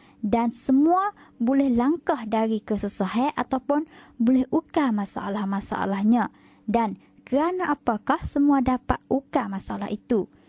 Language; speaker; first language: Malay; native; Malay